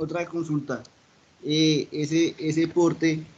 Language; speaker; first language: Spanish; native; Spanish